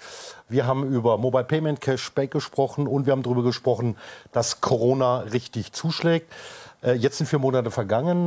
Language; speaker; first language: German; native; German